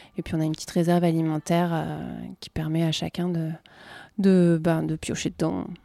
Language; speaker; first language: French; native; French